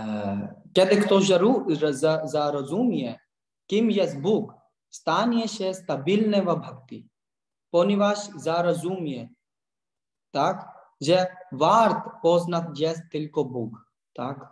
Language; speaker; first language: Polish; non-native, learner; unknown